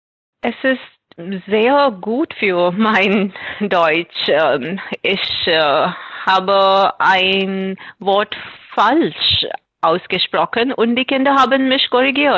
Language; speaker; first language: German; non-native, fluent; Marathi